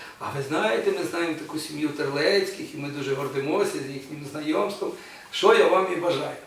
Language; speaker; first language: Ukrainian; non-native, local second language; Russian